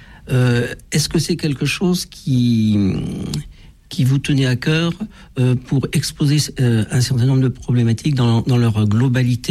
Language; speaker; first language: French; native; French